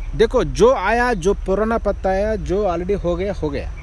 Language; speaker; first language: Hindi; non-native, local second language; Telugu